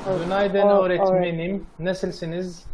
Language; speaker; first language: Turkish; non-native, learner; Arabic